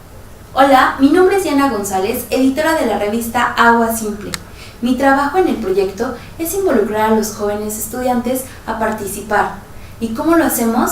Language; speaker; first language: Spanish; native; Spanish